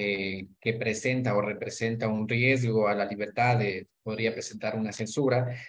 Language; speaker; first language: Spanish; native; Spanish